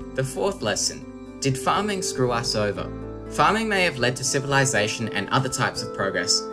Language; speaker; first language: English; native; English